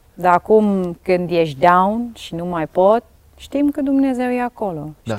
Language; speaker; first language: Romanian; non-native, learner; Dutch